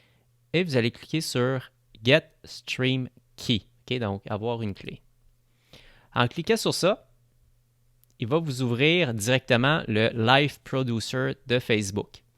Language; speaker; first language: French; native; French